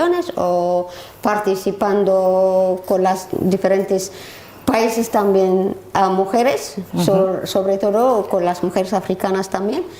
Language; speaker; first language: Spanish; non-native, learner; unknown